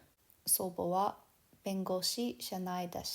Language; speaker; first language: Japanese; non-native, fluent; English